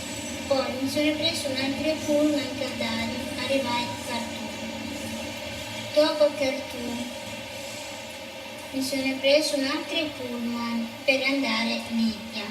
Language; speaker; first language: Italian; non-native, learner; Somali